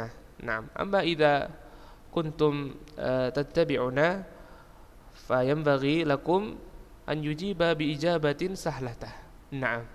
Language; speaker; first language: Arabic; non-native, fluent; Indonesian